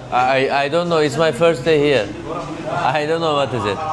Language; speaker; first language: English; non-native, learner; Turkish